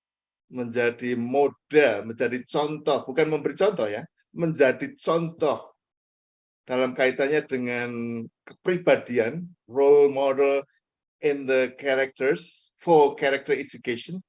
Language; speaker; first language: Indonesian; native; Indonesian